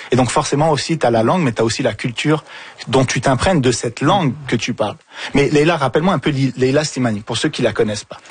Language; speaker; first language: French; early bilingual, other home language; Arabic